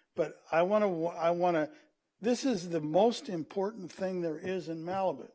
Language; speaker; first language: English; native; English